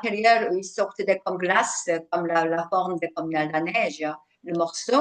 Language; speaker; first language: French; non-native, fluent; Korean